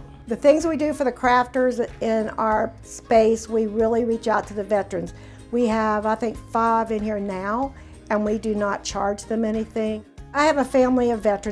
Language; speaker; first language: English; native; English